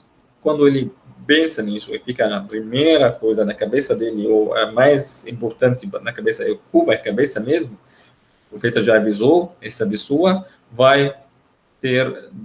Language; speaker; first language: Portuguese; non-native, learner; Arabic